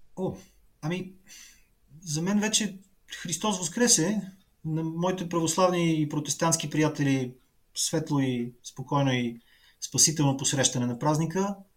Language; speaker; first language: Bulgarian; native; Bulgarian